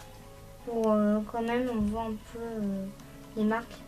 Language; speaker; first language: French; native; French